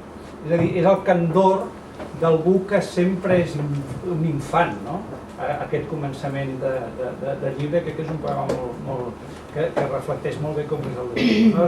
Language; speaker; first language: Catalan; native; Catalan